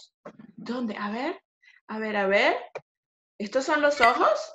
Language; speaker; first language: Spanish; non-native, fluent; English